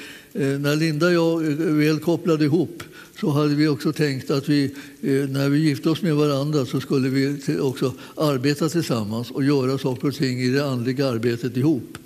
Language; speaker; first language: Swedish; native; Swedish